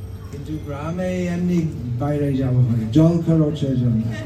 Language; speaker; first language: Bangla; non-native, fluent; English